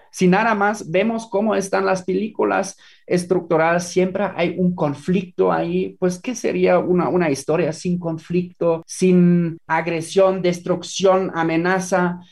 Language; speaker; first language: Spanish; non-native, fluent; German